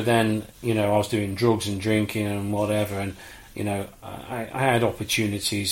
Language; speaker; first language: English; native; English